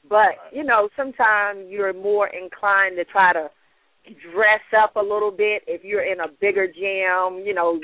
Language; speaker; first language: English; native; English